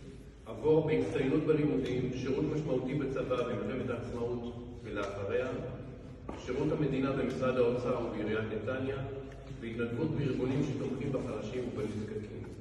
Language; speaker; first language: Hebrew; native; Hebrew